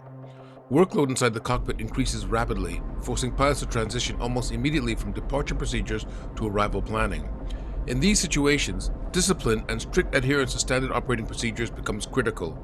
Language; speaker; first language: English; native; English